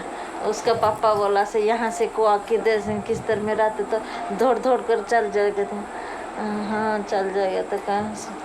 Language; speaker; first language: Hindi; non-native, local second language; Odia